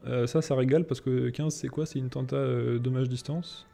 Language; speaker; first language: French; native; French